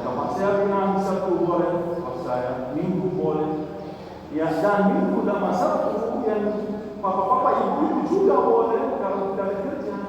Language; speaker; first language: Indonesian; non-native, learner; Arabic